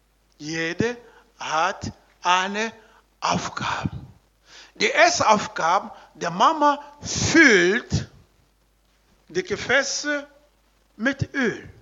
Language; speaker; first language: German; non-native, learner; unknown